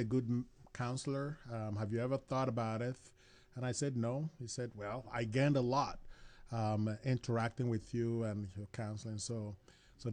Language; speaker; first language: English; non-native, local second language; Igbo